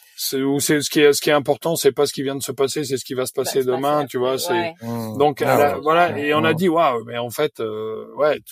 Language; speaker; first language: French; native; French